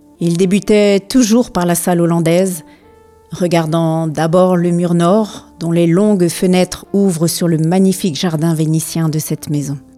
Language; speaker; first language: French; native; French